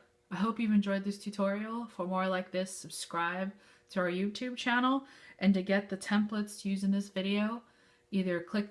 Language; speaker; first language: English; native; English